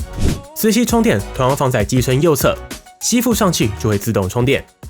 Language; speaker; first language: Chinese; native; Chinese